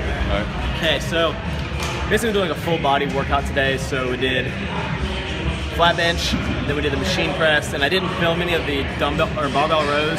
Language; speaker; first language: English; native; English